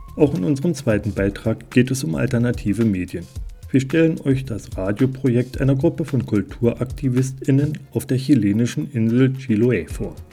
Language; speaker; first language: German; native; German